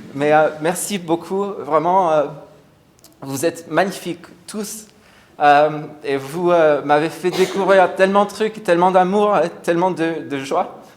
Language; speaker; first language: French; non-native, fluent; Spanish